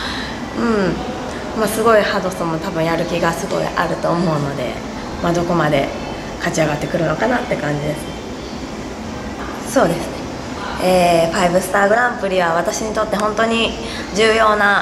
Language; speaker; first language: Japanese; native; Japanese